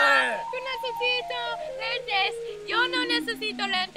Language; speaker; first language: Spanish; non-native, learner; English